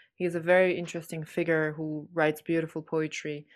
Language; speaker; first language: English; non-native, fluent; Chinese